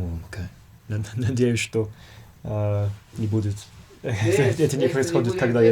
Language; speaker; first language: Russian; non-native, learner; English